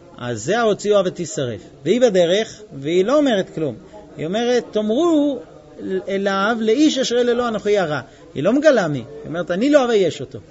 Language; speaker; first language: Hebrew; non-native, fluent; English